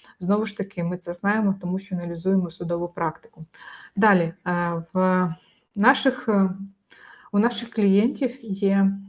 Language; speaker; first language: Ukrainian; native; Ukrainian